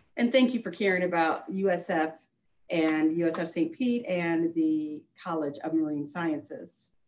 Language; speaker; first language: English; native; English